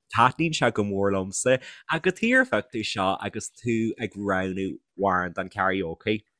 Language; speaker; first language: Irish; native; Irish